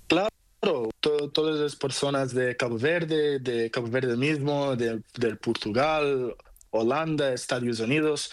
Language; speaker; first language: Spanish; non-native, learner; Portuguese